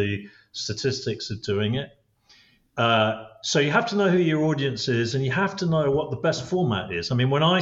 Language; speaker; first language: English; native; English